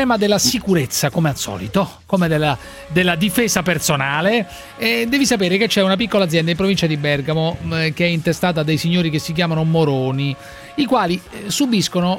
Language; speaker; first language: Italian; native; Italian